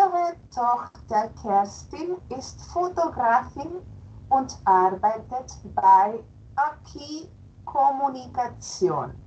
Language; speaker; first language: German; non-native, fluent; Spanish